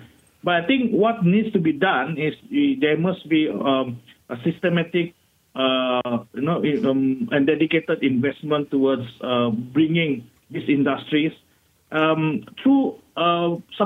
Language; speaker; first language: English; non-native, local second language; Malay